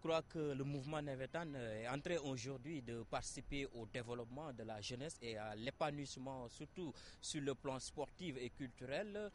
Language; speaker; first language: French; non-native, local second language; Wolof